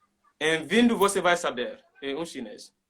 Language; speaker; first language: Portuguese; non-native, learner; Mandingo